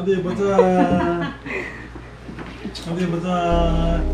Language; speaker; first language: Korean; native; Korean